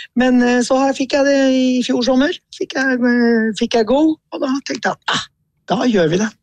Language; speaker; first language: Norwegian; native; Norwegian